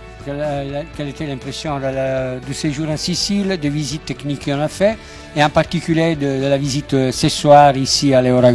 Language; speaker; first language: French; non-native, fluent; Italian